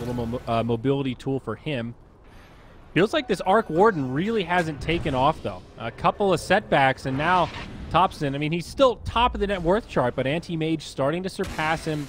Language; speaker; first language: English; native; English